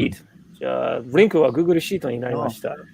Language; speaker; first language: Japanese; non-native, learner; English